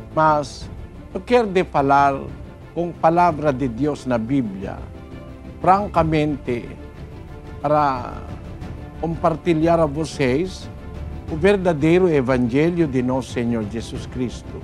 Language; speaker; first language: Portuguese; non-native, learner; Filipino